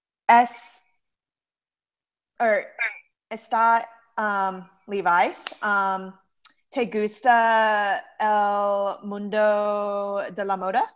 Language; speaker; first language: Spanish; non-native, learner; English